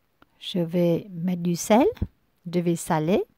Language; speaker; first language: French; non-native, learner; Vietnamese